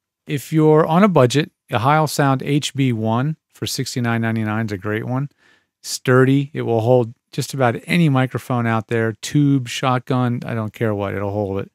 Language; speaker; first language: English; native; English